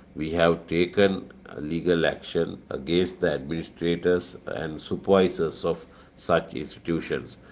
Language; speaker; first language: English; non-native, local second language; Sinhala